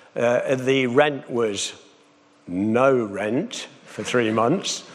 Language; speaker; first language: English; native; English